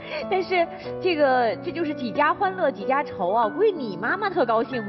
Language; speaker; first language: Chinese; native; Chinese